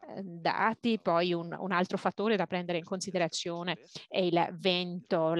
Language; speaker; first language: Italian; native; Italian